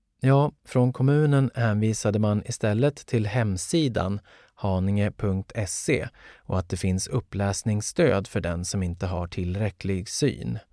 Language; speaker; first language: Swedish; native; Swedish